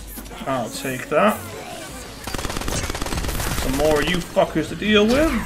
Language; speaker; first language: English; native; English